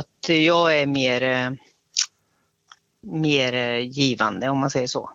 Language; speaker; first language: Swedish; native; Swedish